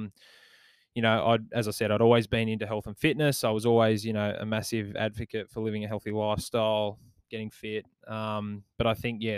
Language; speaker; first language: English; native; English